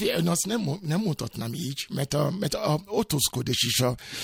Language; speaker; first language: Hungarian; non-native, fluent; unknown